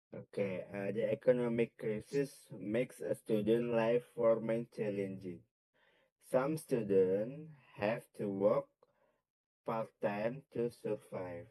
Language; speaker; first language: English; non-native, learner; Indonesian